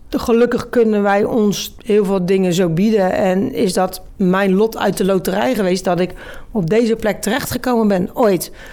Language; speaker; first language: Dutch; native; Dutch